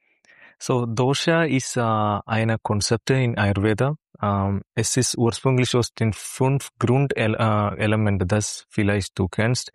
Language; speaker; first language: German; non-native, learner; Malayalam